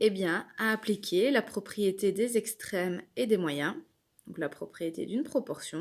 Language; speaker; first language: French; native; French